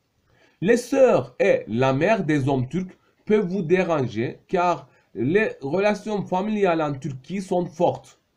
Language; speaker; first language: French; non-native, fluent; Turkish